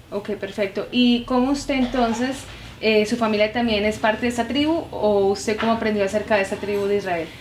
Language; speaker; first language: Spanish; native; Spanish